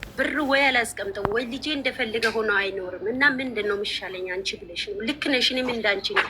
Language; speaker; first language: Amharic; native; Amharic